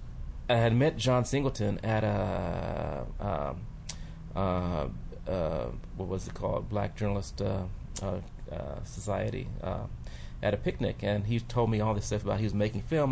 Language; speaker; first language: English; native; English